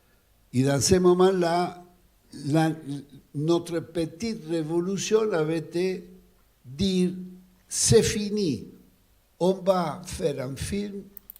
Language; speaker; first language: French; non-native, fluent; Spanish